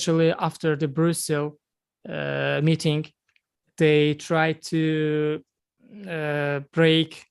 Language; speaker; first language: English; non-native, learner; Azerbaijani